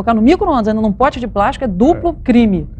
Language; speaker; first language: Portuguese; native; Portuguese